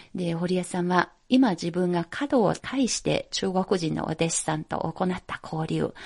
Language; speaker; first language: Japanese; non-native, fluent; Chinese